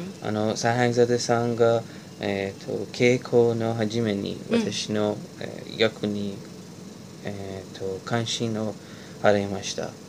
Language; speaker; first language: Japanese; non-native, learner; Persian